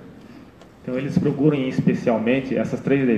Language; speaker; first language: Portuguese; native; Portuguese